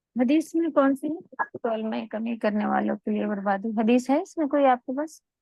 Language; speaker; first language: Urdu; native; Urdu